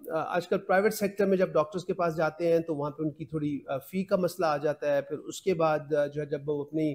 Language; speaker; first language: Urdu; non-native, local second language; Punjabi